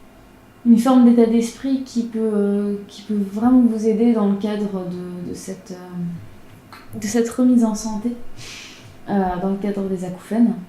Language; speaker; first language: French; native; French